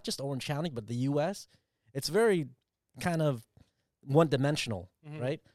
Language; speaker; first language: English; early bilingual, other home language; Vietnamese